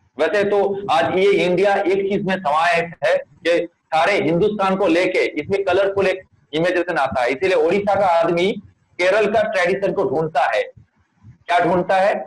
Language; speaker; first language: Hindi; non-native, local second language; Bangla